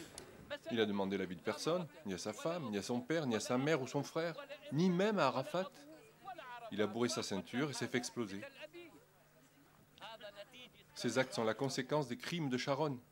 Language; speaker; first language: French; native; French